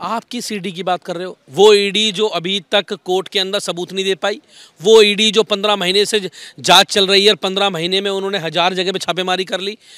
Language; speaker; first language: Hindi; native; Hindi